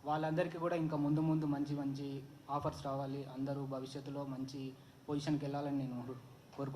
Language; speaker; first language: Telugu; native; Telugu